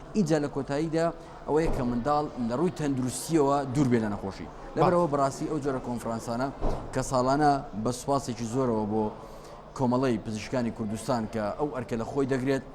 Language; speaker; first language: Central Kurdish; native; Central Kurdish